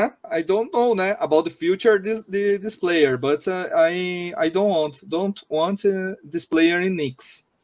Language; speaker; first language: English; non-native, learner; Portuguese